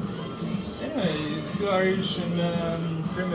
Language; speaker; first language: English; non-native, learner; Romanian